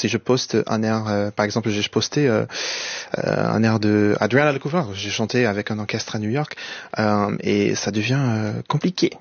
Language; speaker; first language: French; non-native, fluent; English